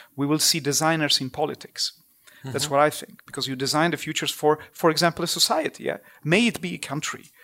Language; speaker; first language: English; non-native, fluent; Polish